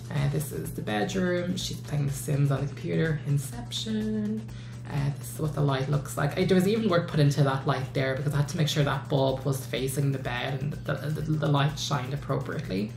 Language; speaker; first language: English; native; English